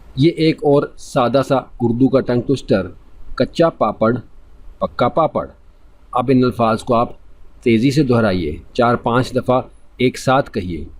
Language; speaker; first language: Urdu; native; Urdu